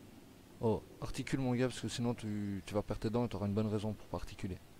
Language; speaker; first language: French; native; French